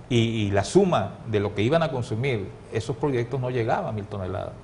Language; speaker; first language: Spanish; native; Spanish